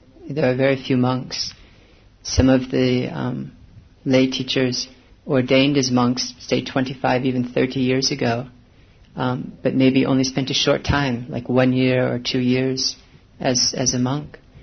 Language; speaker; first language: English; native; English